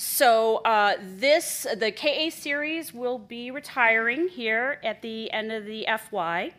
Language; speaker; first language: English; native; English